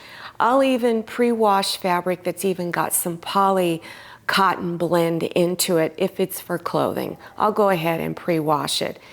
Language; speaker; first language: English; native; English